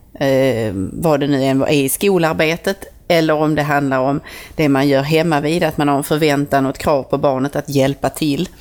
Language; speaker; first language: Swedish; native; Swedish